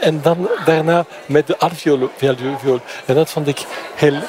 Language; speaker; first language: Dutch; non-native, fluent; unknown